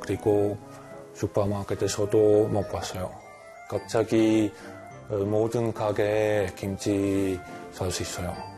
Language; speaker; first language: Korean; non-native, learner; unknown